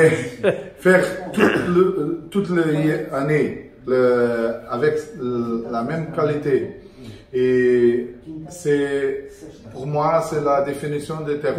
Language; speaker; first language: French; non-native, learner; Portuguese